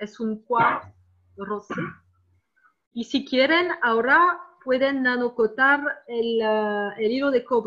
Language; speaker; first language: Spanish; non-native, learner; French